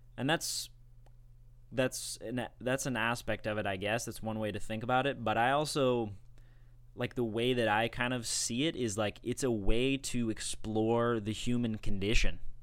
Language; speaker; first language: English; native; English